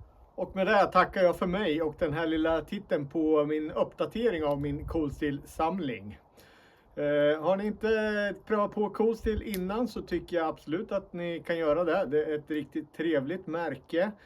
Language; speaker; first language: Swedish; native; Swedish